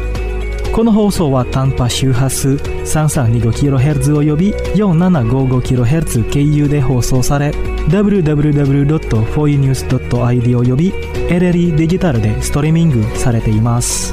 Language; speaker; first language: Japanese; non-native, fluent; Indonesian